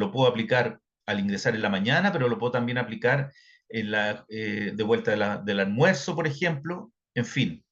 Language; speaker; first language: Spanish; native; Spanish